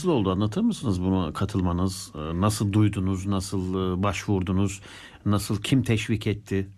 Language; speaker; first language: Turkish; native; Turkish